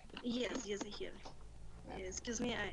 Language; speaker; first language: English; non-native, learner; Spanish